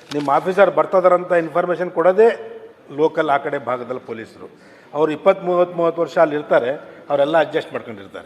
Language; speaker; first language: Kannada; non-native, local second language; Urdu